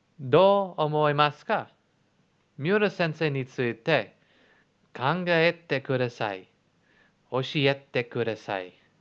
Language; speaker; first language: Japanese; non-native, learner; English